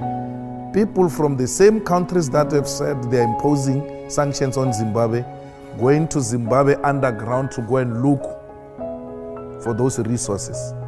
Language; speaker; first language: English; non-native, local second language; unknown